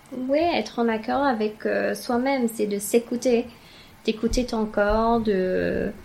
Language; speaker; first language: French; non-native, fluent; English